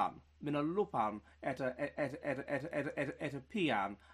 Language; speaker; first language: Finnish; non-native, learner; English